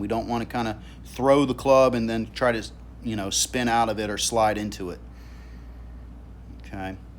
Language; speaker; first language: English; native; English